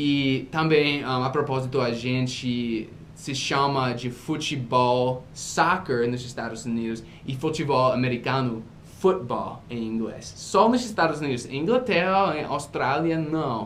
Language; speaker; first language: Portuguese; non-native, fluent; English